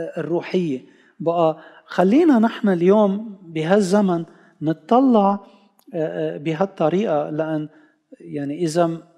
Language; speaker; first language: Arabic; non-native, local second language; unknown